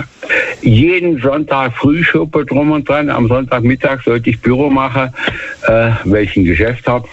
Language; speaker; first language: German; native; German